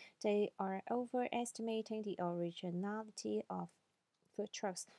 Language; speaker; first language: English; non-native, local second language; Cantonese